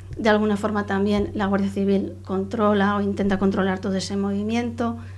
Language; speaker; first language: Spanish; non-native, local second language; Catalan